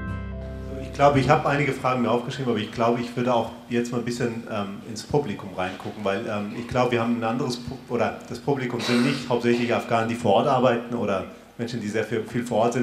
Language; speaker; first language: German; early bilingual, other home language; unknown